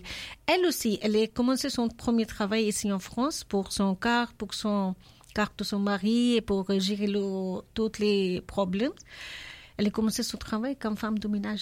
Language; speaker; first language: French; non-native, learner; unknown